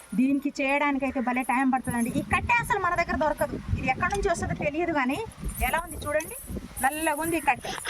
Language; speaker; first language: Telugu; non-native, local second language; Lambadi